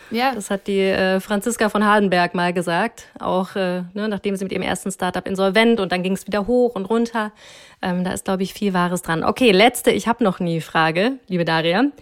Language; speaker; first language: German; native; German